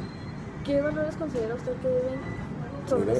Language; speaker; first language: Spanish; native; Spanish